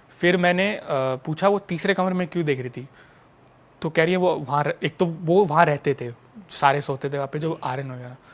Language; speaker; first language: Hindi; native; Hindi